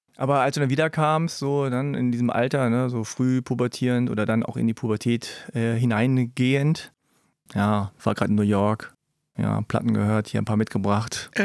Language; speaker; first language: German; early bilingual, other home language; Korean